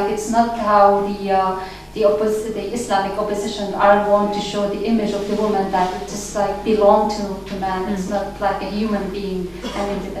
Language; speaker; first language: English; non-native, fluent; Arabic